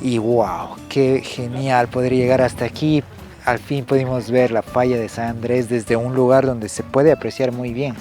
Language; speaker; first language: Spanish; native; Spanish